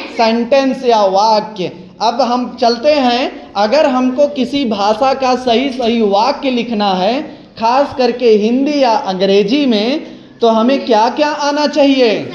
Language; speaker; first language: Hindi; native; Hindi